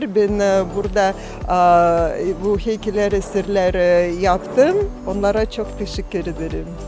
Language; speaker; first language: Turkish; non-native, learner; Russian